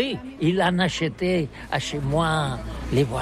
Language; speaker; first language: French; non-native, learner; Catalan